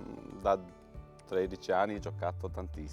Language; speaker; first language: Italian; non-native, learner; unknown